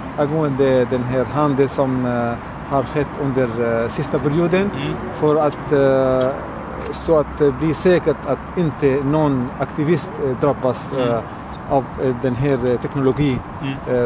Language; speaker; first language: Swedish; non-native, fluent; Arabic